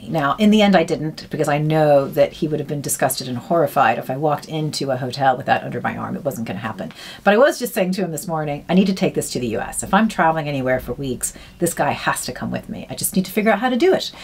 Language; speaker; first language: English; native; English